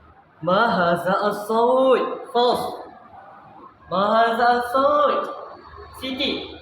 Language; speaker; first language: Arabic; non-native, learner; Malay